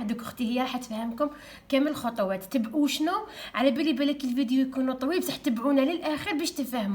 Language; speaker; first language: Arabic; native; Arabic